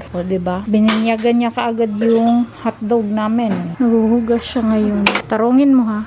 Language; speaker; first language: Filipino; non-native, local second language; Cebuano